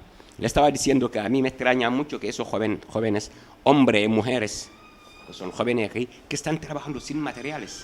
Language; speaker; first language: Spanish; non-native, fluent; Wolof